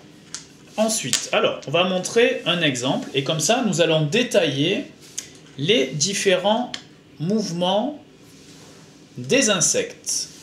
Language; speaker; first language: French; native; French